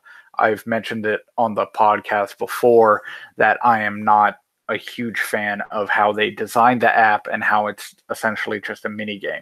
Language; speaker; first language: English; native; English